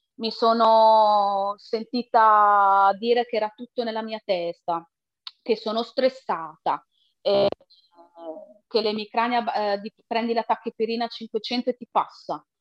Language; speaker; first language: Italian; native; Italian